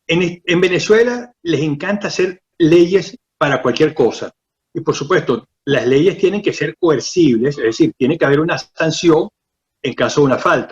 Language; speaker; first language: Spanish; native; Spanish